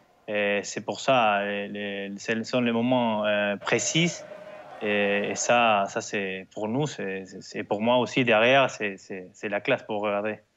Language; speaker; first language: French; non-native, learner; Spanish